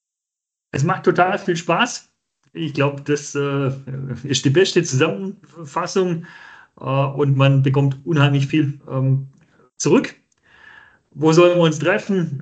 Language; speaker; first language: German; native; German